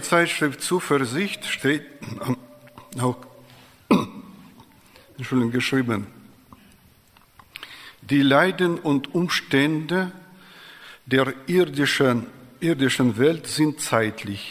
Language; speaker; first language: German; non-native, fluent; Russian